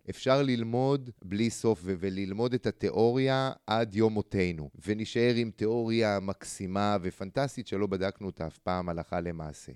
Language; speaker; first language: Hebrew; native; Hebrew